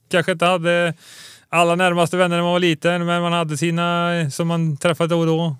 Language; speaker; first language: Swedish; native; Swedish